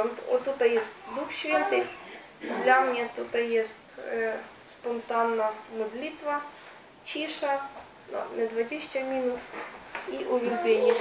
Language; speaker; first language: Polish; non-native, fluent; Ukrainian